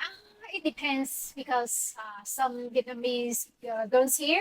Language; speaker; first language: English; non-native, learner; Vietnamese